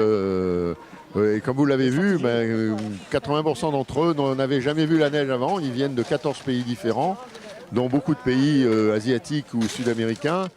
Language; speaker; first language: French; native; French